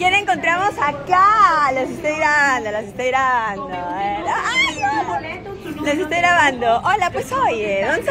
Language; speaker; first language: Spanish; native; Spanish